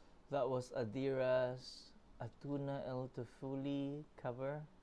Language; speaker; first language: English; non-native, local second language; Malay